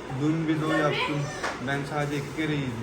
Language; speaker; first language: Turkish; non-native, learner; Urdu